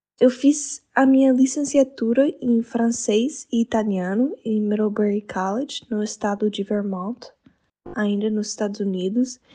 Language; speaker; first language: Portuguese; non-native, fluent; English